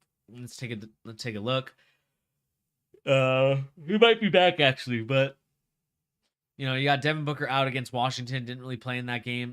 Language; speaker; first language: English; native; English